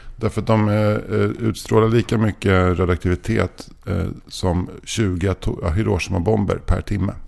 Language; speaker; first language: Swedish; native; Swedish